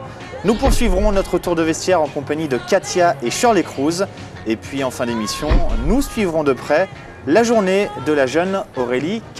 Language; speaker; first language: French; native; French